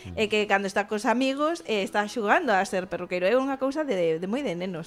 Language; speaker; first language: Galician; non-native, local second language; Spanish